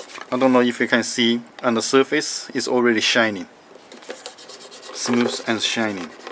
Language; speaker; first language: English; non-native, fluent; Chinese